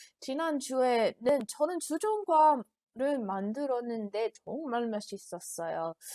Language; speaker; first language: Korean; non-native, learner; English